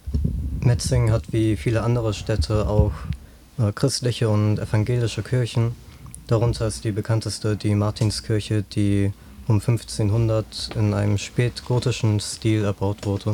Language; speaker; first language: German; native; German